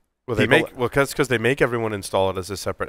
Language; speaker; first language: English; native; English